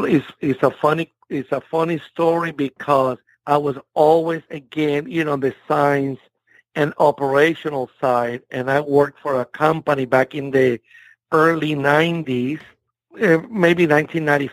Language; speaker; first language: English; non-native, fluent; Spanish